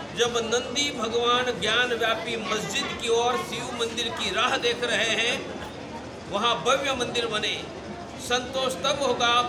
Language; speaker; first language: Hindi; native; Hindi